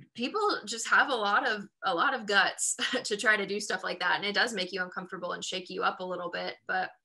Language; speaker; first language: English; native; English